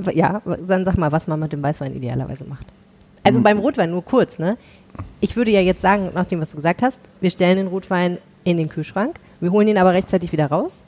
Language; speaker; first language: German; native; German